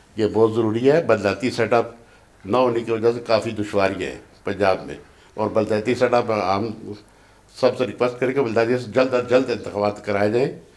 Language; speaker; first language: Urdu; non-native, local second language; Punjabi